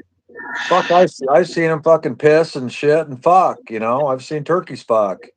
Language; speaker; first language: English; native; English